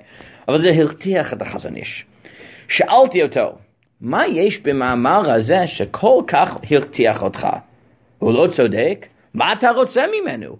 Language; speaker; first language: Hebrew; non-native, fluent; English